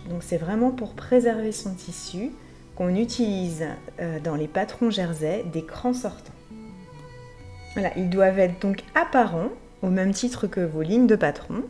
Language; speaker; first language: French; native; French